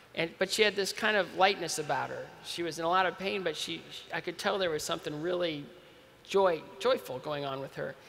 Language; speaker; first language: English; native; English